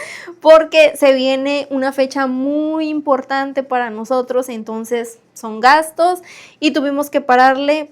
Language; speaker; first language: Spanish; native; Spanish